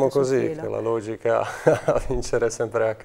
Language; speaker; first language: Italian; non-native, fluent; Czech